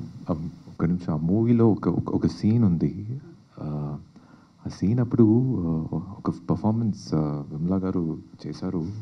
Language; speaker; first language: Telugu; non-native, local second language; Tamil